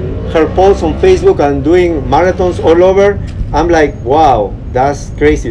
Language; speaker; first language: English; non-native, fluent; Spanish